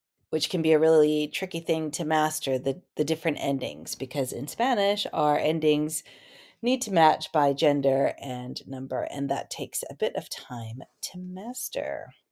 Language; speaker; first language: English; native; English